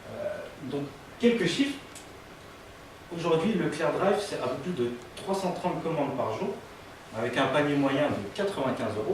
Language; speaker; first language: French; native; French